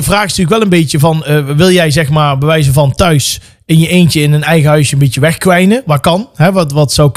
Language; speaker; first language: Dutch; native; Dutch